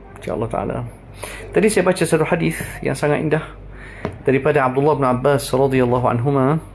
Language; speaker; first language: Malay; non-native, fluent; Arabic